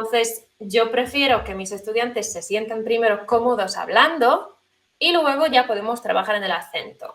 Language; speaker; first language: Spanish; non-native, fluent; Polish